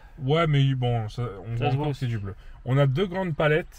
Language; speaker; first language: French; native; French